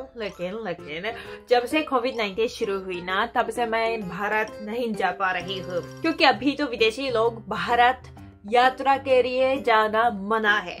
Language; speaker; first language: Hindi; non-native, fluent; Japanese